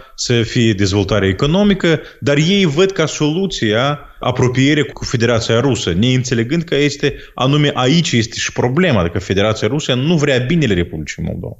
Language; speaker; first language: Romanian; non-native, local second language; Gagauz